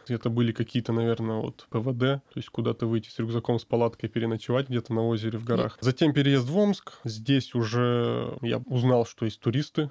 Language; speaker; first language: Russian; native; Russian